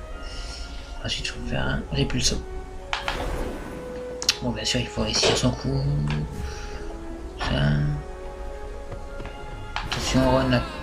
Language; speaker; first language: French; native; French